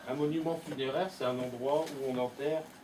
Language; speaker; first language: French; native; French